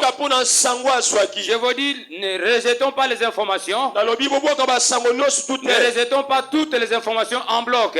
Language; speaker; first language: French; non-native, local second language; Lingala